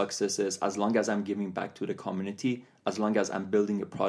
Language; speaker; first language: English; non-native, fluent; Persian